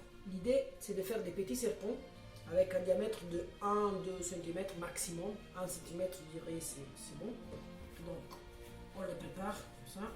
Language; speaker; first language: French; non-native, fluent; Italian